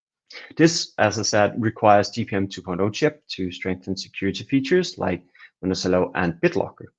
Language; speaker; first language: English; non-native, fluent; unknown